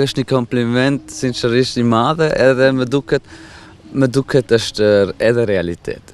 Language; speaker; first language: Albanian; non-native, fluent; German